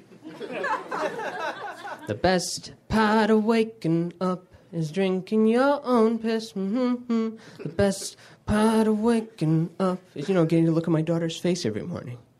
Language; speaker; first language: English; native; English